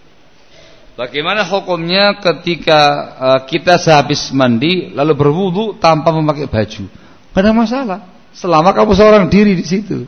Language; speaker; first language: Indonesian; non-native, local second language; Javanese